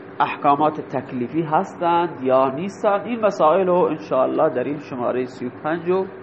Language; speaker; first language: Persian; non-native, local second language; Baluchi